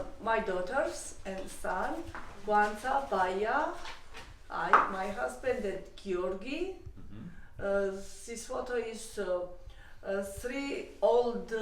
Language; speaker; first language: English; non-native, learner; Georgian